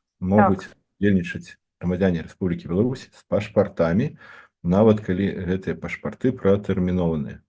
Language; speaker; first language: Belarusian; non-native, local second language; Russian